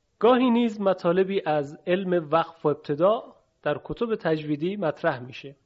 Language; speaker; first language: Persian; native; Persian